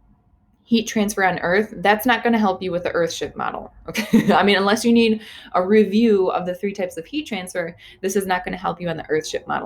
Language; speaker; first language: English; native; English